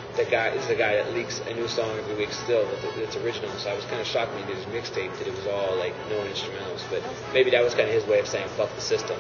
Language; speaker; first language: English; native; English